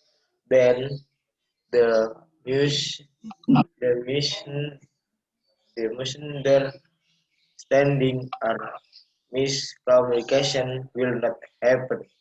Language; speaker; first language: English; non-native, learner; Indonesian